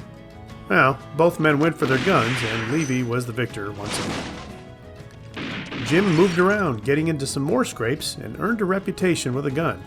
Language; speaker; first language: English; native; English